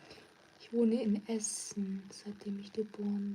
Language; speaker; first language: German; early bilingual, other home language; Turkish